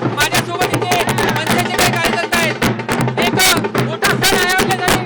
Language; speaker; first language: Marathi; non-native, local second language; Hindi